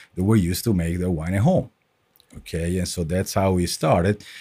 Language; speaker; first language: English; non-native, fluent; Italian